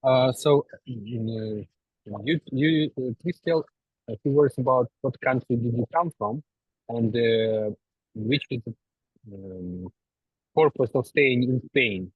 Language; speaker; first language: English; non-native, learner; Ukrainian